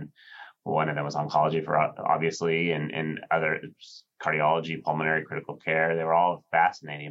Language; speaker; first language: English; native; English